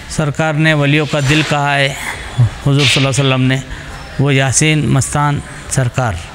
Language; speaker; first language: Hindi; native; Hindi